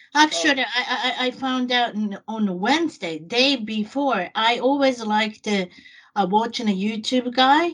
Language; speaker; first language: English; non-native, learner; Japanese